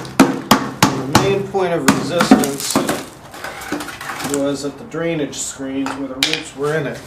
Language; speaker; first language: English; native; English